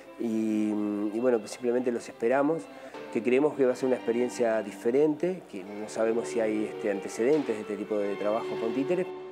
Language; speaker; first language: Spanish; native; Spanish